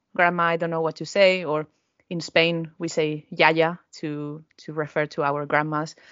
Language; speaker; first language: English; non-native, fluent; Spanish